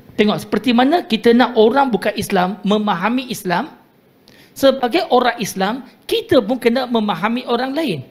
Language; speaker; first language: Malay; non-native, local second language; Tamil